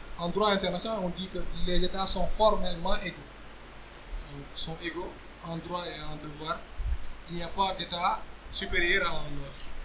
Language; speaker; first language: French; non-native, local second language; Wolof